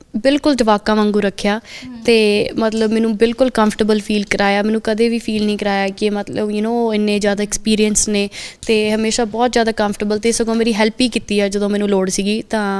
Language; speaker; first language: Punjabi; early bilingual, heritage; Punjabi